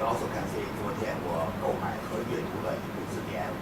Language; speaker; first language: Chinese; non-native, fluent; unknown